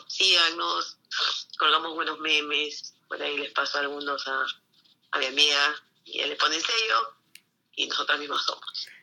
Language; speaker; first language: Spanish; native; Spanish